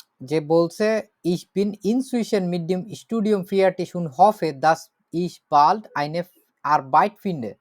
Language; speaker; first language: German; non-native, fluent; Bangla